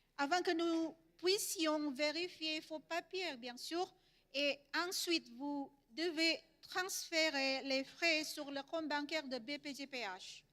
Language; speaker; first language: French; non-native, fluent; Indonesian